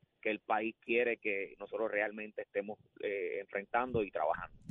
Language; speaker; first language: Spanish; native; Spanish